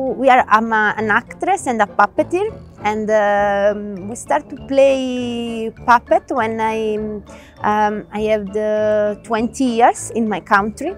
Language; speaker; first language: English; non-native, learner; Italian